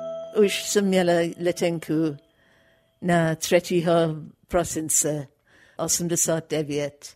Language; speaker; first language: Czech; non-native, fluent; English